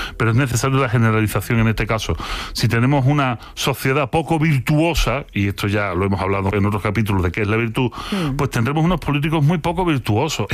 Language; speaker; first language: Spanish; native; Spanish